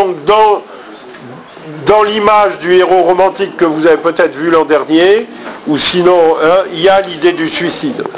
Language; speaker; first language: French; native; French